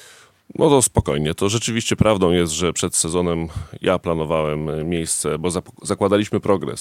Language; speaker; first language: Polish; native; Polish